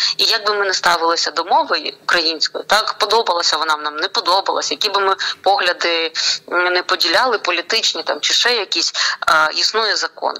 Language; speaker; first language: Ukrainian; non-native, local second language; Russian